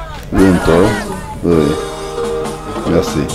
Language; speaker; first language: French; non-native, learner; English